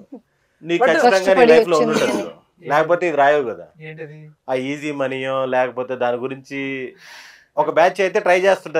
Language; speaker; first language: Telugu; native; Telugu